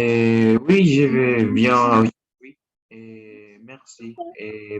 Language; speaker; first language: French; non-native, learner; Spanish